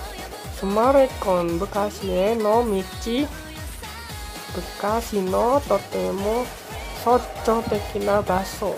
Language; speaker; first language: Japanese; non-native, learner; Indonesian